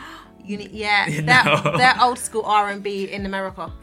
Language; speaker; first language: English; native; English